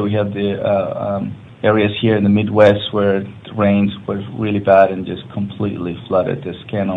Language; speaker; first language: English; non-native, fluent; Spanish